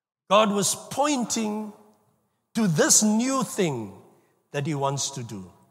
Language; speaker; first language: English; non-native, local second language; Afrikaans